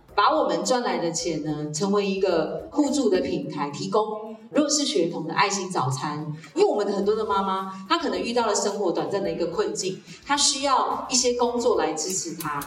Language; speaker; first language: Chinese; native; Chinese